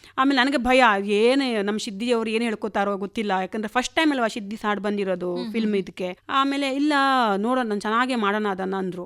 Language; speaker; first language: Kannada; non-native, local second language; Konkani